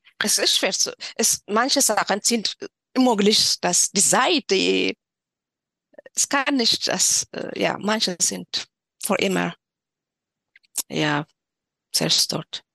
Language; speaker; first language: German; non-native, learner; Tigrinya